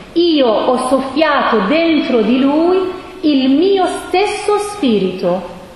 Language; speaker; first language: Italian; non-native, fluent; Persian